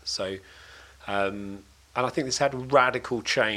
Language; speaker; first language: English; native; English